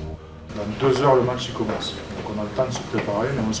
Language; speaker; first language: French; native; French